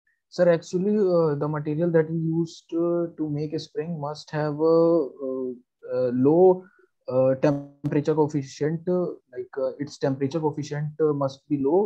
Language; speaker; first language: English; non-native, local second language; Hindi